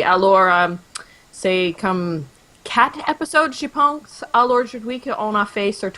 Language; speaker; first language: French; non-native, local second language; English